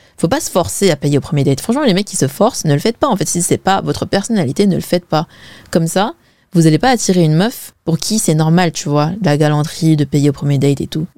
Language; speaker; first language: French; early bilingual, other home language; Wu Chinese